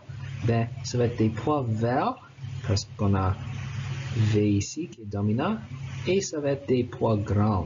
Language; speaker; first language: French; non-native, local second language; English